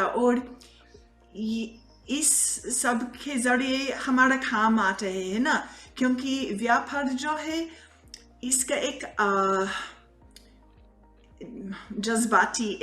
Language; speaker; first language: Hindi; non-native, fluent; English